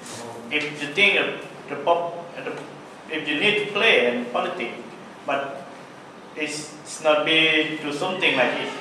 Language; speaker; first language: English; non-native, learner; Thai